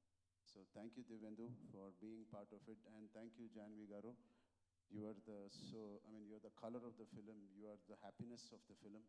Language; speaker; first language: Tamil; non-native, local second language; Telugu